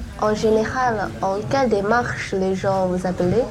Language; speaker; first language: French; non-native, learner; Chinese